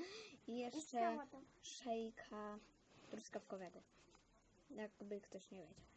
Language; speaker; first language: Polish; native; Polish